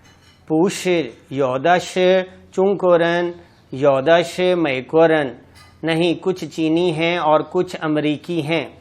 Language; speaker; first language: Chinese; non-native, learner; Urdu